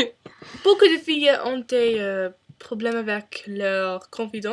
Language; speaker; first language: French; non-native, learner; English